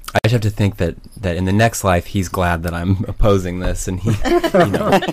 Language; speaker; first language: English; native; English